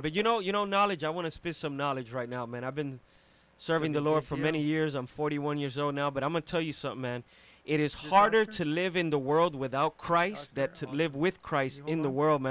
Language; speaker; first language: English; early bilingual, other home language; Spanish